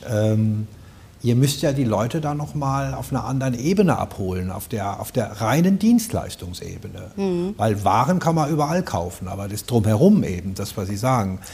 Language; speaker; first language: German; native; German